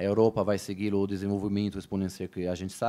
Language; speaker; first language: Portuguese; native; Portuguese